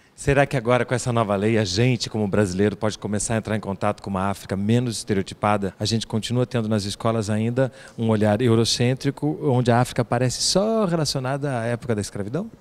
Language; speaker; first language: Portuguese; native; Portuguese